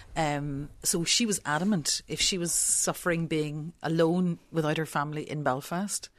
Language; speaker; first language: English; native; English